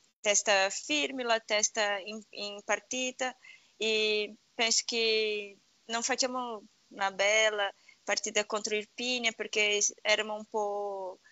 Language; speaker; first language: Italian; non-native, learner; Portuguese